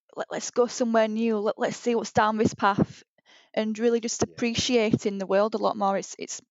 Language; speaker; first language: English; native; English